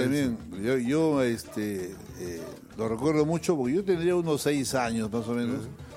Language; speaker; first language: Spanish; native; Spanish